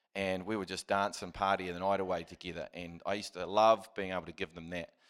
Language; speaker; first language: English; native; English